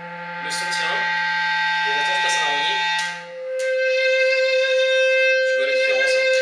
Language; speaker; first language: French; native; French